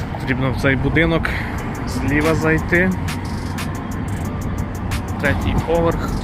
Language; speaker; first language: Ukrainian; native; Ukrainian